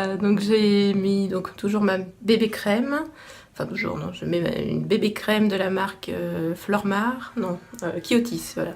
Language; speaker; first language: French; native; French